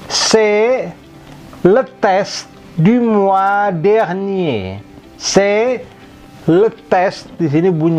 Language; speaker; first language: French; non-native, fluent; Indonesian